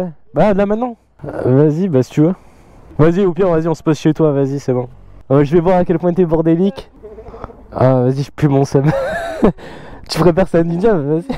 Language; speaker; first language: French; native; French